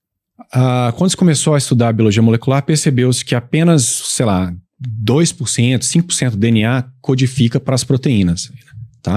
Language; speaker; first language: Portuguese; native; Portuguese